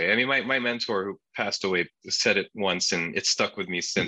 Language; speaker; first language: English; non-native, fluent; Turkish